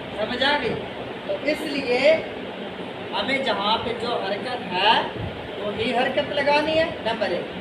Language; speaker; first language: Urdu; native; Urdu